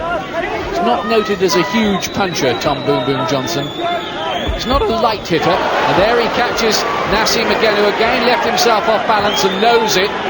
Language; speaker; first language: English; native; English